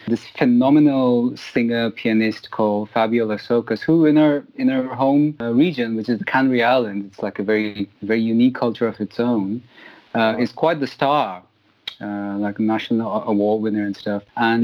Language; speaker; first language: English; native; English